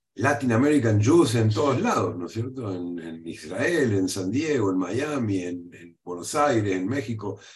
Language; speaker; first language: Spanish; native; Spanish